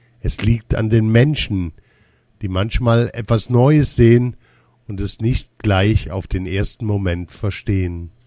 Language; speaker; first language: German; early bilingual, other home language; Russian